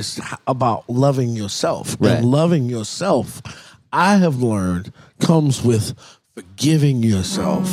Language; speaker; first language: English; native; English